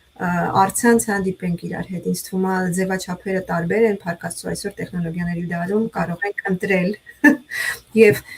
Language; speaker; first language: Armenian; native; Armenian